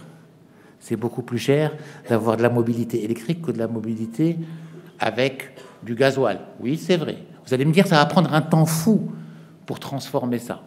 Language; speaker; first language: French; non-native, local second language; Arabic